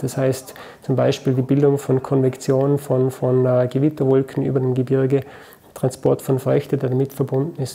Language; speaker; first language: German; native; German